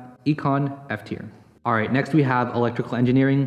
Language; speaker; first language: English; native; English